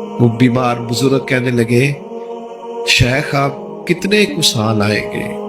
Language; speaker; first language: Urdu; non-native, local second language; Punjabi